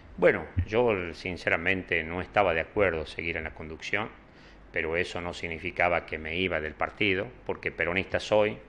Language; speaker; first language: Spanish; native; Spanish